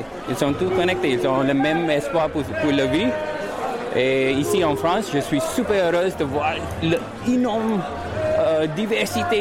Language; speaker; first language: French; non-native, fluent; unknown